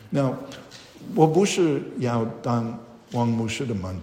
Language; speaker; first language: Chinese; non-native, fluent; English